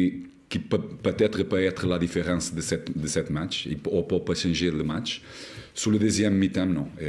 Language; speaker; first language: French; non-native, learner; Portuguese